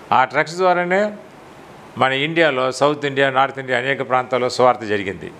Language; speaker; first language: Telugu; non-native, local second language; Tamil